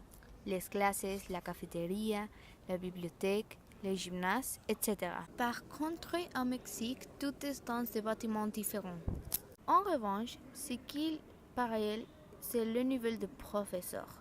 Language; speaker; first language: French; non-native, learner; Spanish